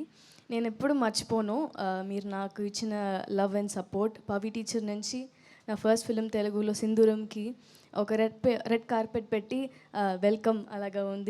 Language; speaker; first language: Telugu; non-native, learner; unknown